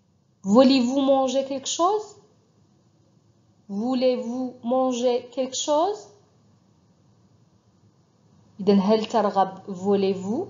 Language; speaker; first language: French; non-native, fluent; Arabic